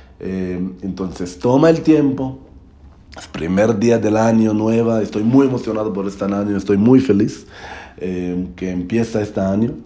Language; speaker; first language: Spanish; non-native, learner; Hebrew